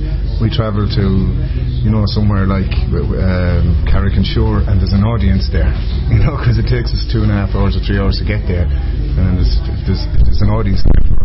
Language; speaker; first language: English; native; English